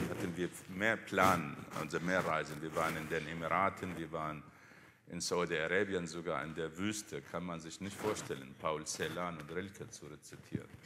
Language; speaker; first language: German; non-native, fluent; Arabic